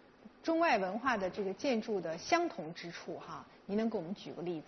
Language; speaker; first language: Chinese; native; Chinese